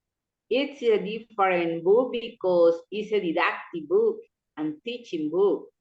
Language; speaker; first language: English; non-native, local second language; Spanish